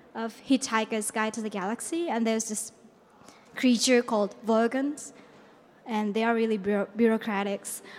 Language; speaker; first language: English; non-native, fluent; Japanese